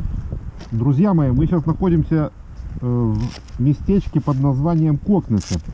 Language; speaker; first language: Russian; native; Russian